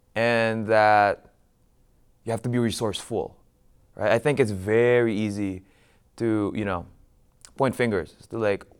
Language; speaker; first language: English; non-native, local second language; Filipino